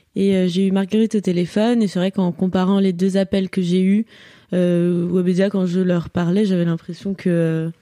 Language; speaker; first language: French; native; French